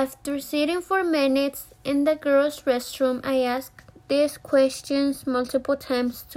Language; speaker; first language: English; early bilingual, other home language; Spanish